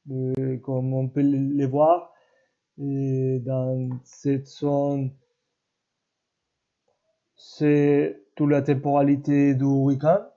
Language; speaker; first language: French; non-native, learner; Spanish